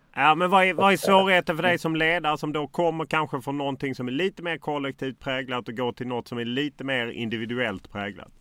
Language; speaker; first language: Swedish; native; Swedish